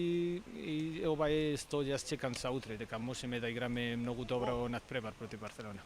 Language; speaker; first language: Macedonian; non-native, learner; Spanish